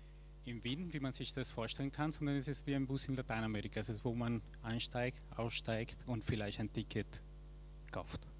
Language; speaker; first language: German; non-native, fluent; Spanish